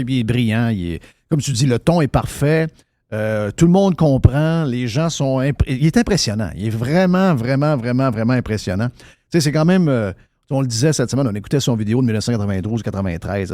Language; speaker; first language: French; native; French